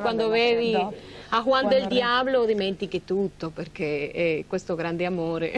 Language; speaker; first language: Italian; non-native, fluent; Spanish